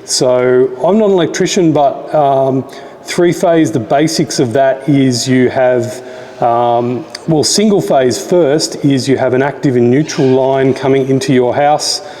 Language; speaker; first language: English; native; English